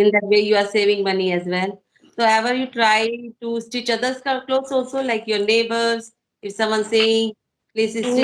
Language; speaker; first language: English; non-native, fluent; Hindi